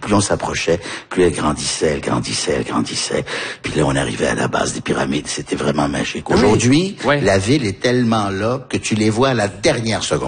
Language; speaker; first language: French; early bilingual, heritage; French